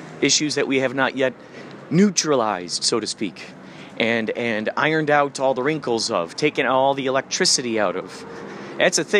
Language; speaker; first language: English; native; English